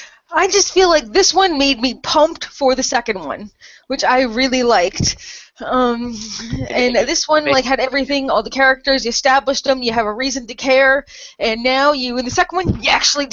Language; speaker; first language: English; native; English